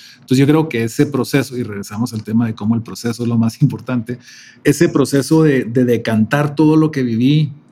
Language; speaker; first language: Spanish; native; Spanish